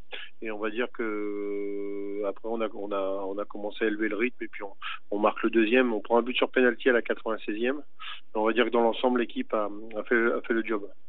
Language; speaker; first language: French; native; French